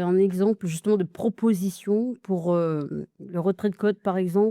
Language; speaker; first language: French; native; French